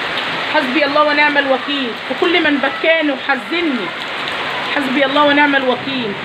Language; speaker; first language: Arabic; native; Arabic